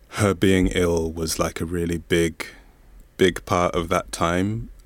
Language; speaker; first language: English; non-native, local second language; Bemba